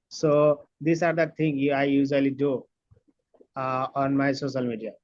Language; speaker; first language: English; non-native, learner; Bangla